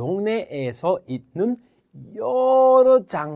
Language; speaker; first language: Korean; non-native, learner; English